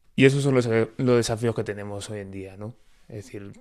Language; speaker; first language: Spanish; native; Spanish